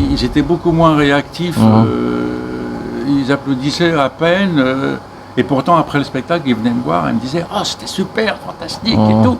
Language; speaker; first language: French; native; French